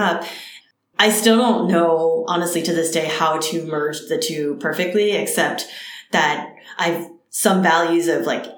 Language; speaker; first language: English; early bilingual, other home language; Cantonese